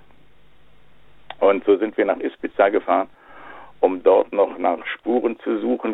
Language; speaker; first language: German; native; German